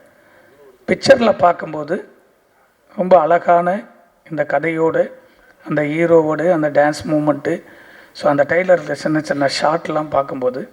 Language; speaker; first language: Tamil; native; Tamil